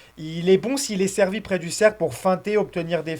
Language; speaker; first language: French; native; French